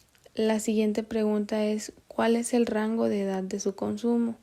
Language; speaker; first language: Spanish; native; Spanish